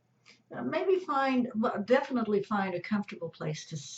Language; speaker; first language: English; native; English